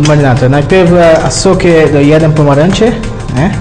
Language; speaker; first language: Polish; non-native, learner; Portuguese